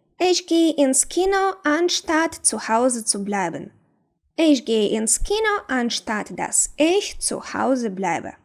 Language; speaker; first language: German; non-native, fluent; Ukrainian